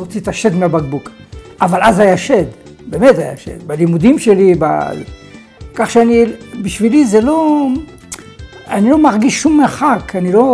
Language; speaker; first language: Hebrew; non-native, fluent; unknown